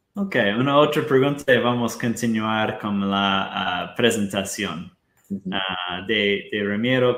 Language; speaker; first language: Spanish; non-native, fluent; Portuguese